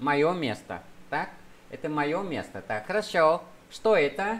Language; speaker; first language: Russian; non-native, fluent; Vietnamese